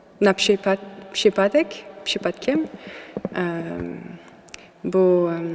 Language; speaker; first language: Polish; non-native, learner; French